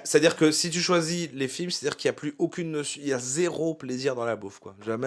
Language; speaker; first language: French; native; French